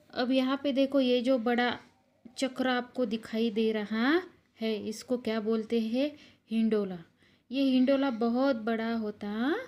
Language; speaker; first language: Hindi; non-native, local second language; Marathi